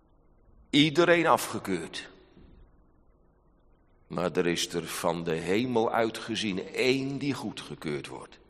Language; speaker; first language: Dutch; native; Dutch